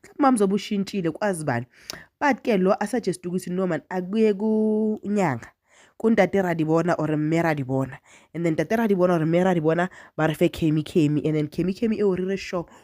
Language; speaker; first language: Zulu; non-native, local second language; Southern Sotho